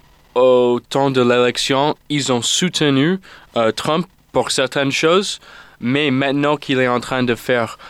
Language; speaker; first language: French; non-native, fluent; English